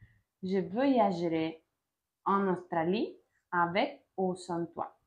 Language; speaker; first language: French; non-native, learner; Spanish